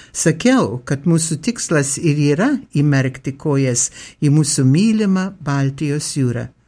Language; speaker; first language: Lithuanian; early bilingual, heritage; Lithuanian